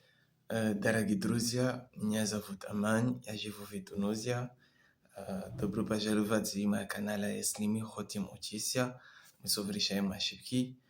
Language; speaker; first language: Russian; non-native, learner; French